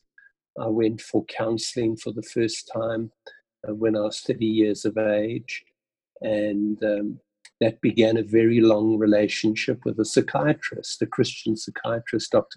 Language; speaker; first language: English; native; English